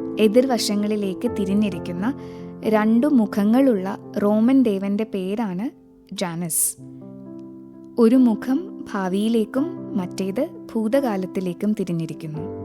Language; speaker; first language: Malayalam; native; Malayalam